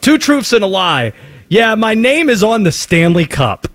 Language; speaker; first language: English; native; English